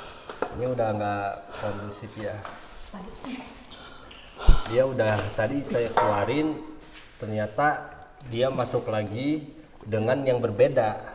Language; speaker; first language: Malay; non-native, local second language; Sundanese